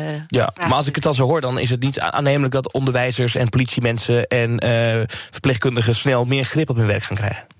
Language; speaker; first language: Dutch; native; Dutch